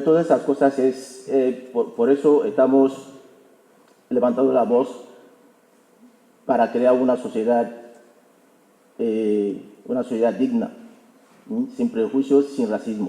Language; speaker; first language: Spanish; non-native, fluent; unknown